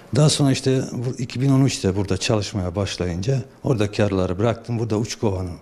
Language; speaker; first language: Turkish; non-native, fluent; Bosnian